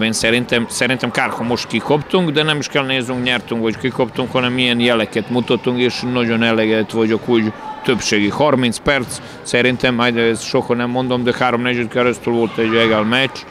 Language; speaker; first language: Hungarian; non-native, learner; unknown